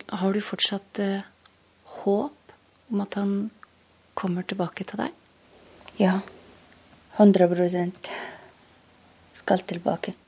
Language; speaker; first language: Norwegian; non-native, learner; Arabic